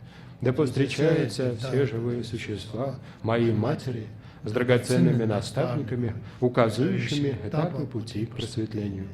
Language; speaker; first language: Russian; native; Russian